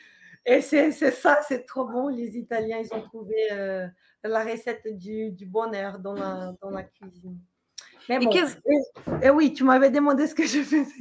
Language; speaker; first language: French; non-native, fluent; Portuguese